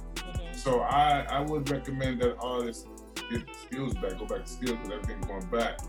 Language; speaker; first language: English; native; English